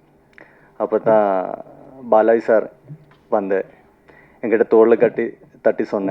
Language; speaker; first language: Tamil; non-native, learner; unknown